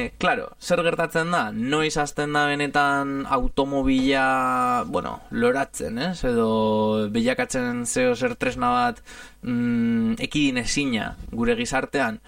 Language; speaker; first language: Basque; non-native, fluent; Italian